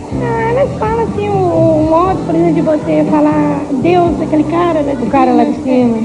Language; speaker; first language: Portuguese; native; Portuguese